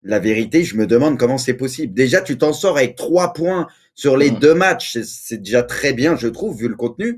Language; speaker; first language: French; native; French